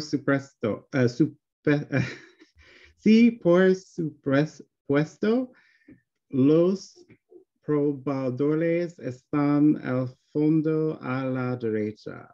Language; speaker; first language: Spanish; non-native, learner; English